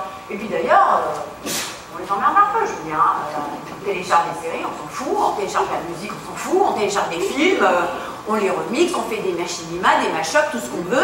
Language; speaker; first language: French; native; French